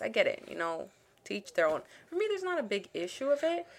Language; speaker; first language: English; early bilingual, other home language; Spanish